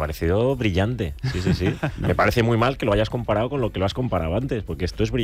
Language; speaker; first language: Spanish; native; Spanish